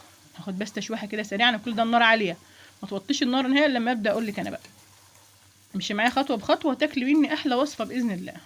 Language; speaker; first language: Arabic; native; Arabic